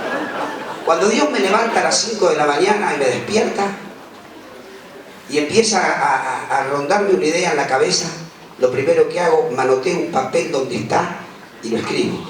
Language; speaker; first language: Spanish; native; Spanish